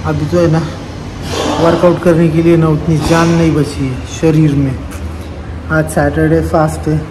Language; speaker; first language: Hindi; non-native, local second language; Marathi